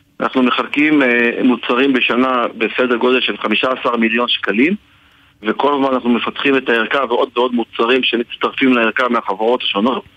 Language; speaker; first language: Hebrew; native; Hebrew